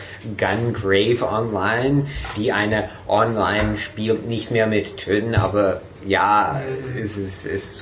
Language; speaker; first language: German; non-native, fluent; English